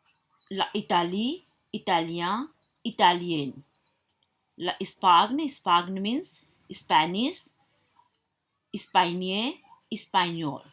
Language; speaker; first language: French; non-native, fluent; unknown